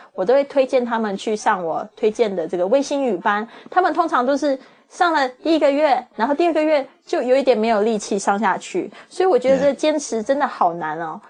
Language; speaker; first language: Chinese; native; Chinese